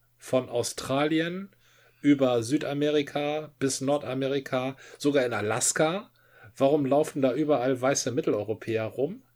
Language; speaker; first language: German; native; German